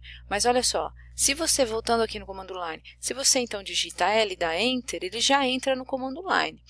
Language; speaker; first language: Portuguese; native; Portuguese